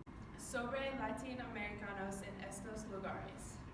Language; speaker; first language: Spanish; non-native, learner; English